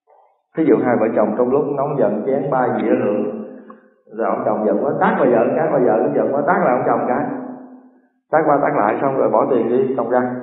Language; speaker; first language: Vietnamese; native; Vietnamese